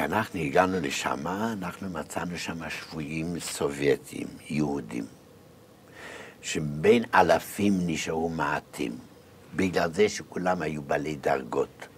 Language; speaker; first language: Hebrew; non-native, fluent; Yiddish